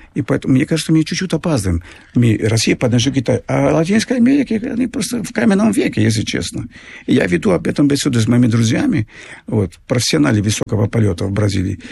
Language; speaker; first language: Russian; non-native, fluent; Portuguese